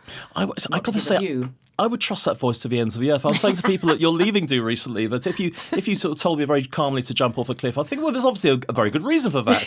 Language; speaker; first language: English; native; English